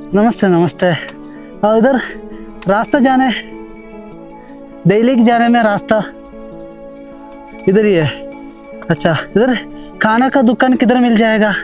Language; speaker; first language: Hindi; non-native, local second language; Malayalam